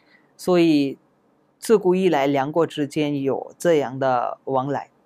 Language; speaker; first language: Chinese; non-native, fluent; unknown